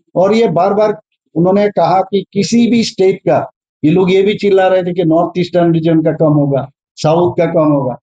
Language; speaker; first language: Hindi; non-native, local second language; Bangla